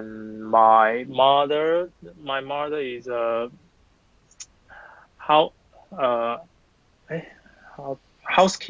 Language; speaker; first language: English; non-native, learner; Chinese